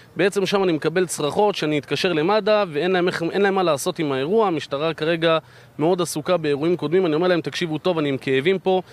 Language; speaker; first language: Hebrew; native; Hebrew